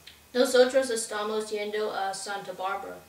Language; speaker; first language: Spanish; non-native, learner; English